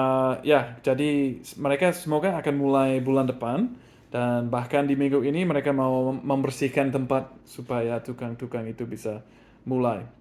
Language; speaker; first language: Indonesian; non-native, fluent; English